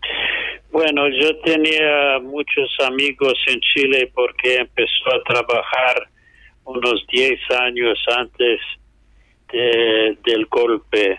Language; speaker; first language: Spanish; non-native, fluent; English